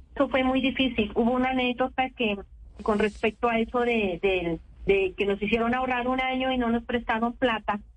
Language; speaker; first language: Spanish; native; Spanish